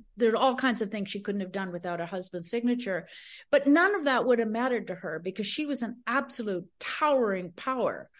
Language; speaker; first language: English; early bilingual, other home language; Spanish